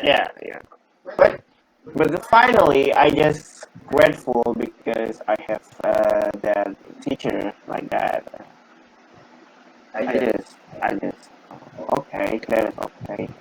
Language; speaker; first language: English; non-native, learner; Indonesian